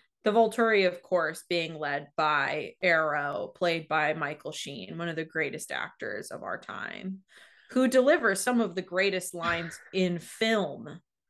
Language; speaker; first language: English; native; English